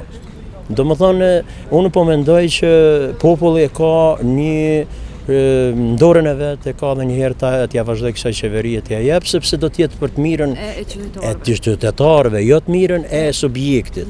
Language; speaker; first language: Albanian; native; Albanian